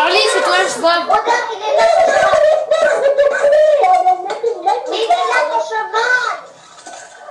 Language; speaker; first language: French; native; French